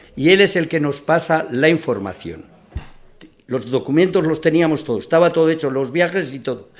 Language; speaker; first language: Spanish; native; Spanish